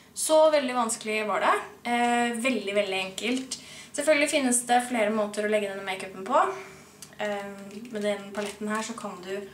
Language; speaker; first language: Norwegian; native; Norwegian